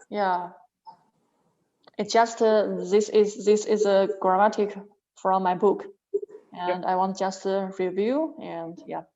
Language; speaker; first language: English; non-native, learner; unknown